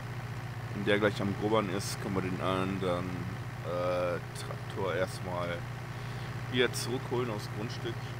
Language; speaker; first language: German; native; German